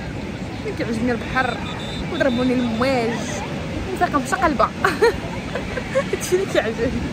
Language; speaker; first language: Arabic; native; Arabic